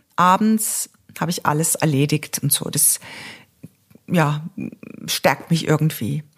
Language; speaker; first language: German; native; German